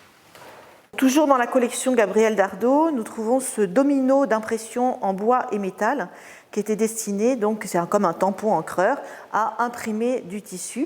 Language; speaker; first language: French; native; French